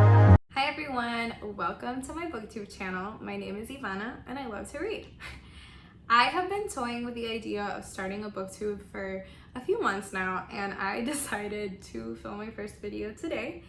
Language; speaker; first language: English; non-native, local second language; Spanish